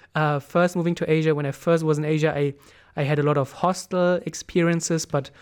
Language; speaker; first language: English; non-native, fluent; German